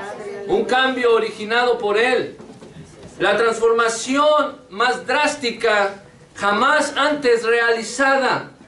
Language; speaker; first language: Spanish; native; Spanish